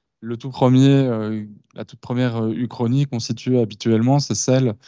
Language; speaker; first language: French; native; French